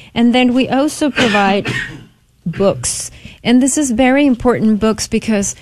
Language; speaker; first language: English; non-native, fluent; Spanish